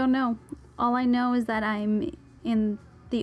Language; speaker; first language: English; early bilingual, other home language; Spanish